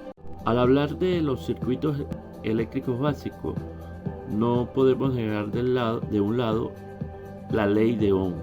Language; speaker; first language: Spanish; native; Spanish